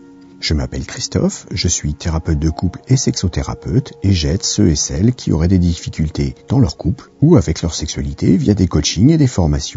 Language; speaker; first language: French; native; French